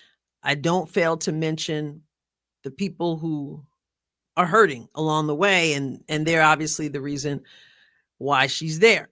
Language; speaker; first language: English; native; English